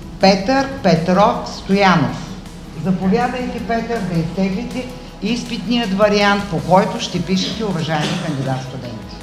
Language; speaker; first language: Bulgarian; native; Bulgarian